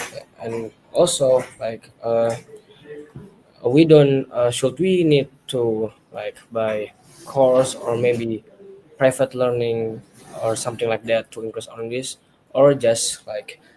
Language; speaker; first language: English; non-native, learner; Indonesian